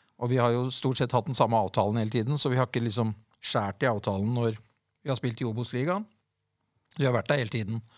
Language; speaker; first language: Norwegian; native; Norwegian